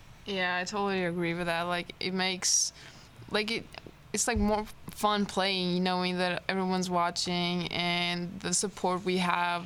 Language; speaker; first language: English; non-native, fluent; Latvian